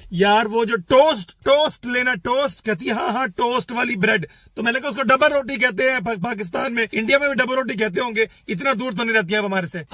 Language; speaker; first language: Urdu; native; Urdu